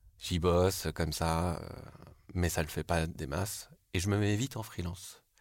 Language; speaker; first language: French; early bilingual, other home language; Korean